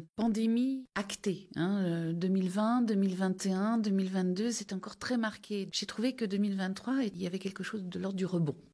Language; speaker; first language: French; native; French